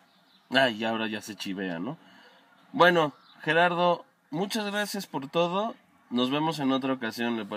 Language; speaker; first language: Spanish; native; Spanish